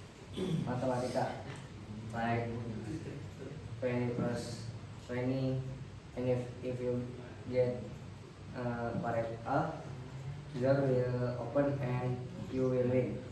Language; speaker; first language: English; non-native, learner; Indonesian